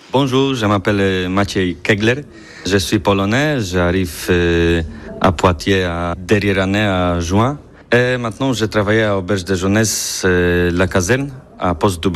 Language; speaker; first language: French; non-native, learner; Polish